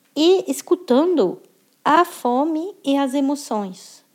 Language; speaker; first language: Portuguese; non-native, fluent; French